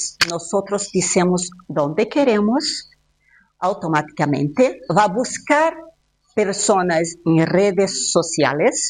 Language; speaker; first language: Spanish; non-native, fluent; Portuguese